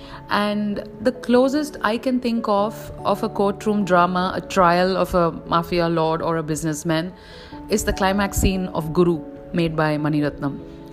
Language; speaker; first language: English; non-native, local second language; Tamil